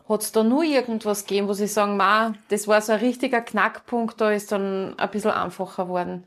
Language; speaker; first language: German; native; German